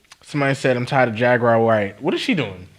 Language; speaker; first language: English; native; English